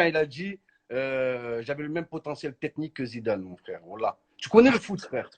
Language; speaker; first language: French; native; French